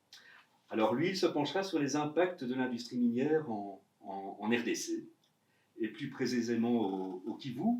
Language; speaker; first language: French; native; French